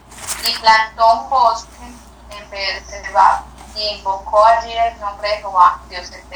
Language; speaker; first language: Spanish; native; Spanish